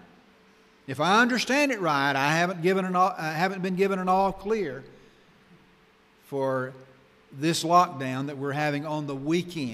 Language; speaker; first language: English; native; English